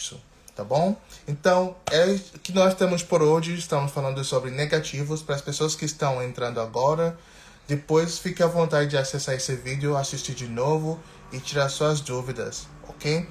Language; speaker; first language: Portuguese; non-native, fluent; English